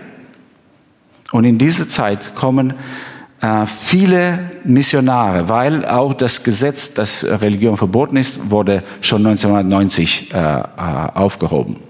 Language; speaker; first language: German; non-native, fluent; Albanian